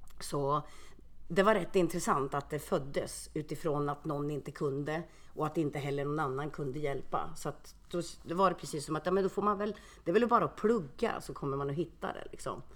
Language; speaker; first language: Swedish; early bilingual, other home language; Finnish